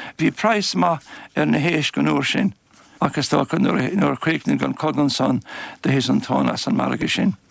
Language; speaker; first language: Irish; native; Irish